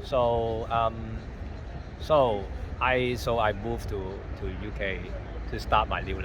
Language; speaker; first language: English; non-native, learner; Cantonese